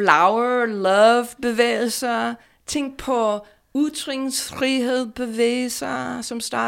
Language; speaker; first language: Danish; non-native, fluent; English